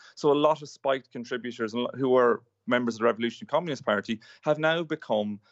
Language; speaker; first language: English; native; English